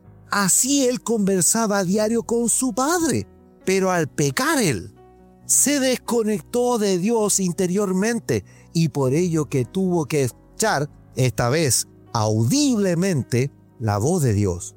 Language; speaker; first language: Spanish; native; Spanish